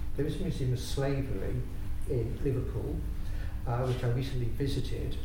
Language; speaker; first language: English; native; English